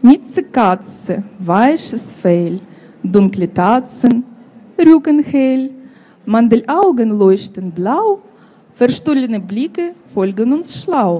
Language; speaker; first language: German; non-native, fluent; Russian